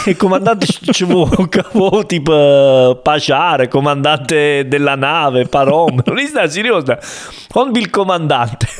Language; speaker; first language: Russian; non-native, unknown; Italian